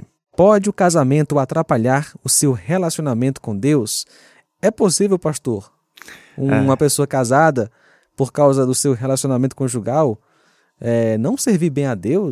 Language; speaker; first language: Portuguese; native; Portuguese